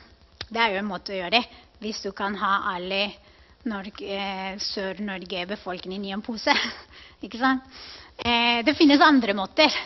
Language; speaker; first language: Norwegian; non-native, fluent; Spanish